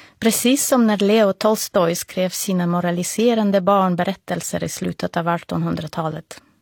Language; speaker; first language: Swedish; non-native, fluent; Russian